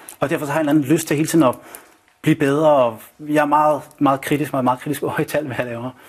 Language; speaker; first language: Danish; native; Danish